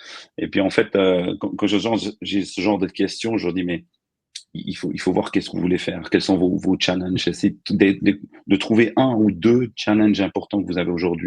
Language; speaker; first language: French; native; French